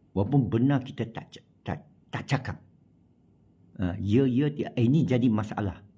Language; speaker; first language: Malay; non-native, local second language; Chinese